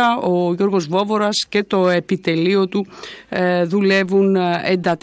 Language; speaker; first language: Greek; native; Greek